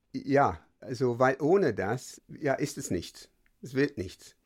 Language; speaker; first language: German; non-native, fluent; English